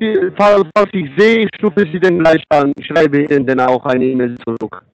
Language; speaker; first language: German; non-native, fluent; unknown